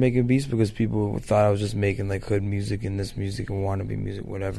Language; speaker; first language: English; native; English